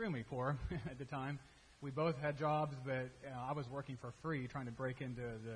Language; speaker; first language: English; native; English